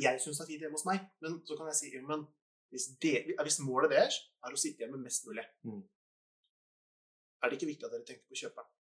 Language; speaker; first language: Norwegian; native; Norwegian